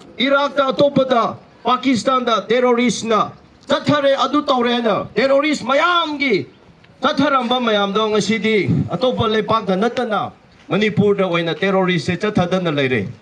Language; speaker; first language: Manipuri; non-native, local second language; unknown